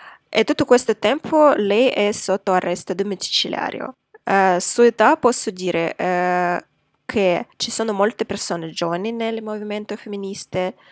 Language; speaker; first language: Italian; non-native, fluent; Russian